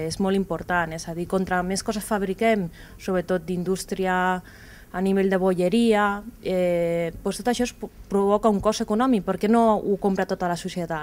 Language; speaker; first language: Catalan; native; Catalan